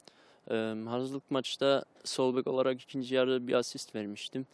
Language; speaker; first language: Turkish; early bilingual, heritage; Turkish